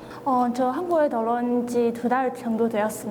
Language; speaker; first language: Korean; non-native, fluent; Chinese